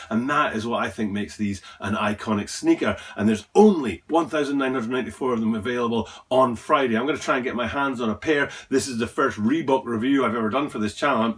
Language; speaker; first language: English; native; English